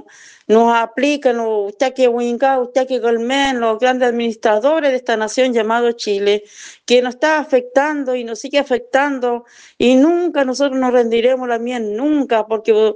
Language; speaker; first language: Spanish; non-native, local second language; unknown